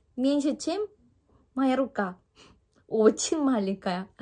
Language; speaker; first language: Russian; non-native, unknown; Korean